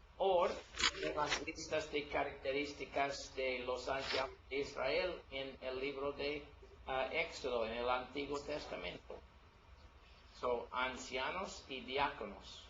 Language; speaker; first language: Spanish; non-native, learner; English